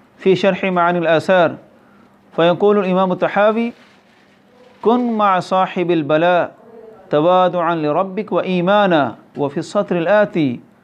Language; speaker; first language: Arabic; non-native, fluent; Urdu